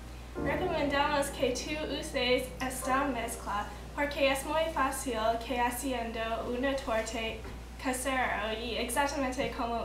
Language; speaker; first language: Spanish; non-native, learner; English